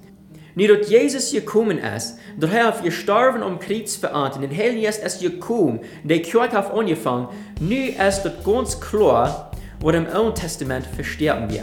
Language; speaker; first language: German; non-native, learner; Afrikaans